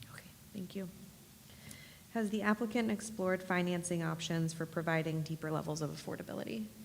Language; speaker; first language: English; native; English